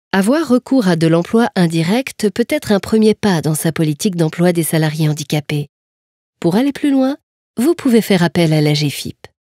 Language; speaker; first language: French; native; French